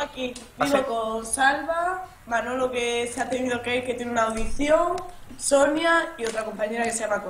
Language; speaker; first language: Spanish; native; Spanish